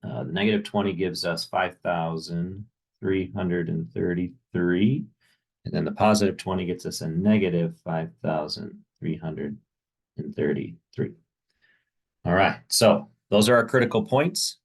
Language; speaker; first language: English; native; English